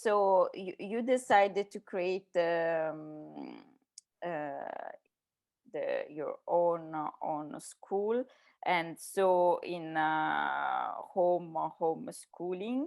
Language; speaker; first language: English; non-native, learner; Italian